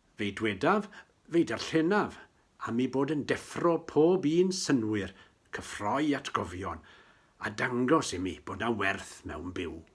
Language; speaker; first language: Welsh; native; Welsh